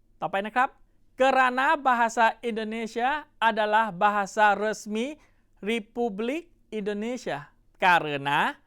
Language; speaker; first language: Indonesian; non-native, fluent; Thai